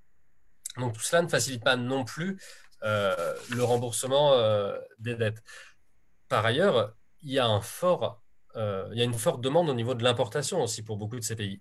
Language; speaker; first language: French; native; French